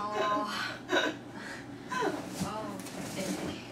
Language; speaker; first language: English; non-native, learner; Chinese